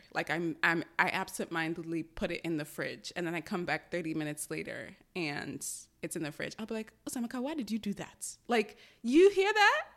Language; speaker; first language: English; early bilingual, other home language; Yoruba